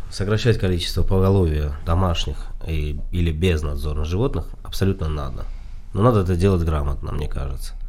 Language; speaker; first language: Russian; non-native, local second language; Tajik